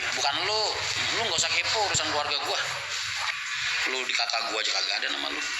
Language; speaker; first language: Indonesian; native; Indonesian